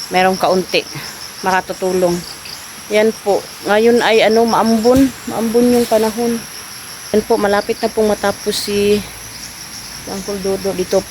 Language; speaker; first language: Filipino; non-native, local second language; Cebuano